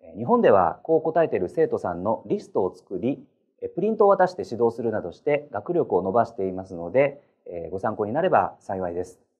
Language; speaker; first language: Japanese; native; Japanese